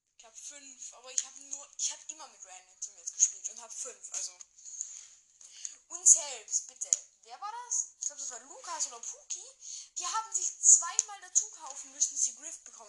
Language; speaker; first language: German; native; German